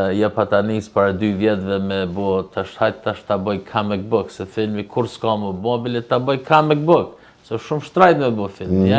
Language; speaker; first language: Albanian; early bilingual, heritage; Albanian